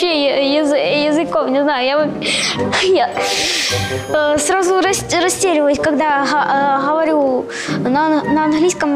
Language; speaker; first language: Ukrainian; non-native, local second language; Russian